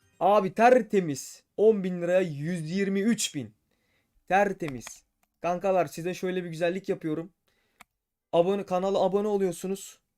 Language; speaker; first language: Turkish; native; Turkish